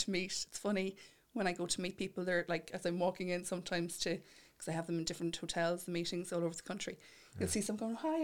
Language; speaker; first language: English; native; English